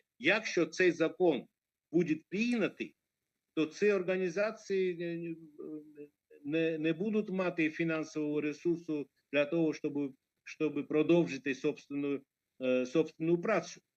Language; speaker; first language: Ukrainian; non-native, fluent; Georgian